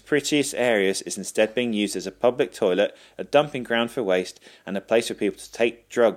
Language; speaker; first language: English; native; English